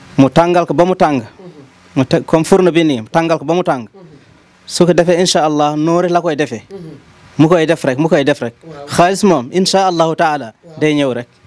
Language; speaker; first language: Wolof; non-native, local second language; Fula